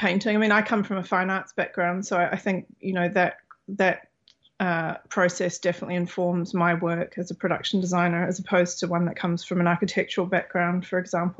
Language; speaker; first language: English; native; English